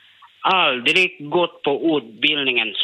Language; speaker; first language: Swedish; non-native, learner; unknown